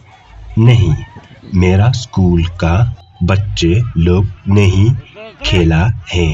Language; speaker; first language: Hindi; non-native, local second language; Khasi